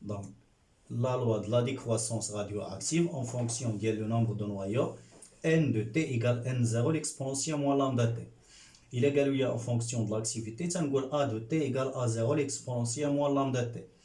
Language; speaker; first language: French; non-native, local second language; Arabic